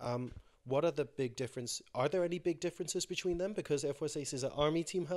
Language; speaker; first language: English; native; English